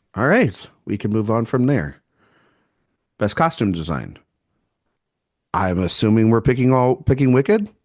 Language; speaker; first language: English; native; English